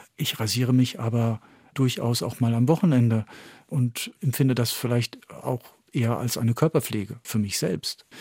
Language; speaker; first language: German; early bilingual, heritage; French